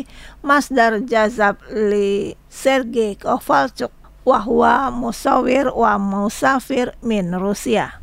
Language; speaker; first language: Arabic; non-native, fluent; Indonesian